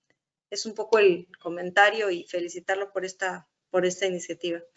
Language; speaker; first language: Spanish; native; Spanish